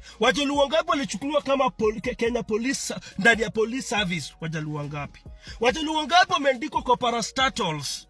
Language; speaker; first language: Swahili; non-native, local second language; Luo (Kenya and Tanzania)